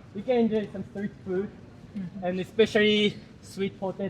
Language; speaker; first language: English; non-native, learner; Japanese